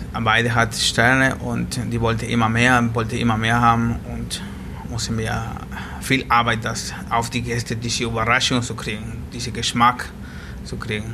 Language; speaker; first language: German; non-native, learner; Spanish